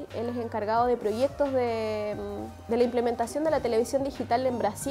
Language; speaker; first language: Spanish; native; Spanish